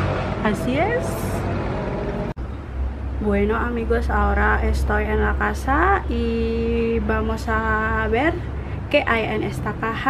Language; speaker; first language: Spanish; non-native, learner; Indonesian